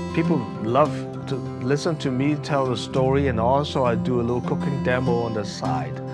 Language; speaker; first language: English; non-native, local second language; Cantonese